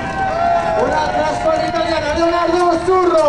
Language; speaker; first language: Italian; non-native, fluent; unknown